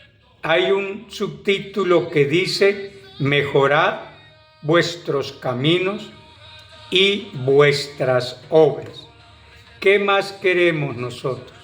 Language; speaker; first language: Spanish; native; Spanish